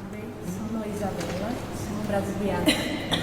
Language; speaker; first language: Italian; non-native, fluent; Portuguese